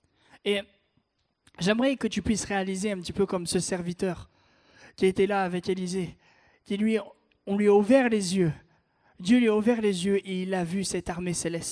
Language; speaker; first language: French; native; French